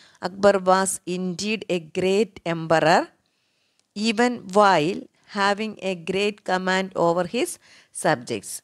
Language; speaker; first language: English; non-native, local second language; Malayalam